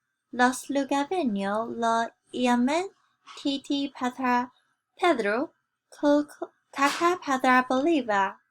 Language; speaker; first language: Spanish; non-native, learner; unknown